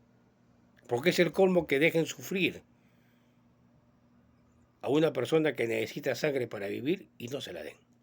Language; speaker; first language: Spanish; native; Spanish